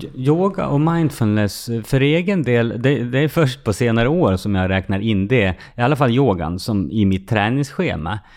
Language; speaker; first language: Swedish; native; Swedish